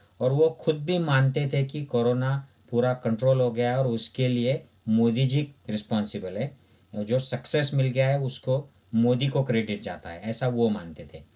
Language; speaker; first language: Hindi; non-native, local second language; Marathi